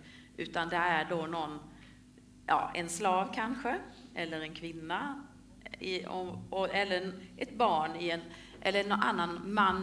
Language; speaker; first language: Swedish; native; Swedish